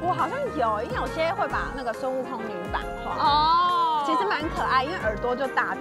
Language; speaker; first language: Chinese; native; Chinese